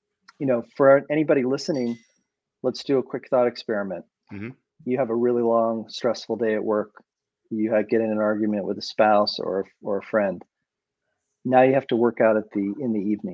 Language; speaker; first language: English; native; English